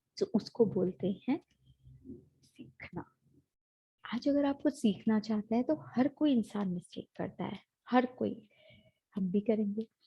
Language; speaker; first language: Hindi; native; Hindi